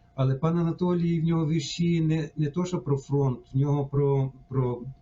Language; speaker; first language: Ukrainian; native; Ukrainian